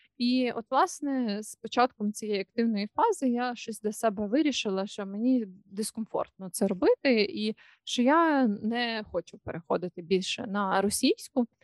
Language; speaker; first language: Ukrainian; non-native, local second language; Russian